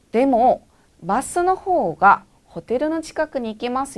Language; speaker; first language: Japanese; non-native, fluent; Korean